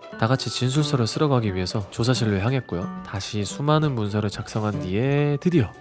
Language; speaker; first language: Korean; native; Korean